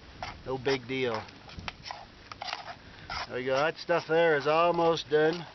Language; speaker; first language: English; native; English